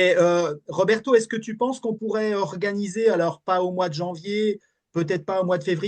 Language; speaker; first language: French; native; French